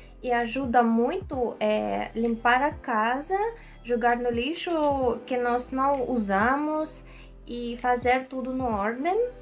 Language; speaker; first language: Portuguese; non-native, learner; Russian